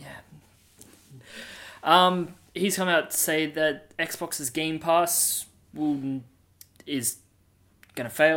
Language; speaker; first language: English; native; English